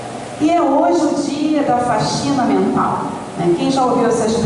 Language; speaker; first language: Portuguese; native; Portuguese